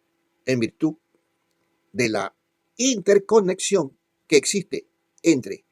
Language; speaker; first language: Spanish; native; Spanish